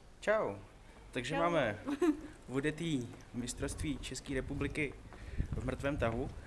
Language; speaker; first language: Czech; early bilingual, other home language; Vietnamese